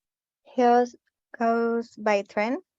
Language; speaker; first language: English; non-native, learner; Spanish